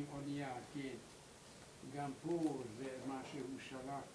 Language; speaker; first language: Hebrew; non-native, learner; German